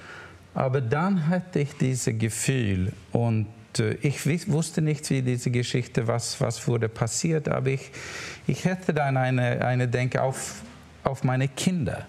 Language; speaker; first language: German; non-native, learner; Swedish